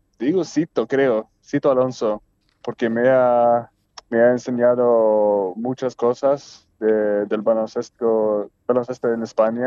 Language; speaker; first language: Spanish; non-native, fluent; Swedish